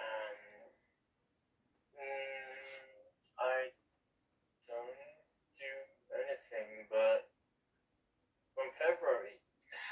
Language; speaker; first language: English; non-native, learner; Japanese